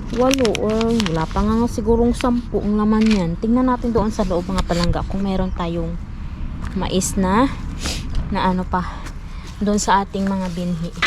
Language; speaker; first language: Filipino; non-native, local second language; Cebuano